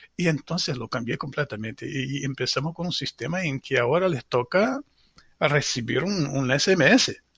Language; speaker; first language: Spanish; non-native, fluent; Portuguese